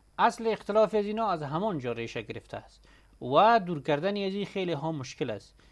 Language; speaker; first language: Persian; native; Persian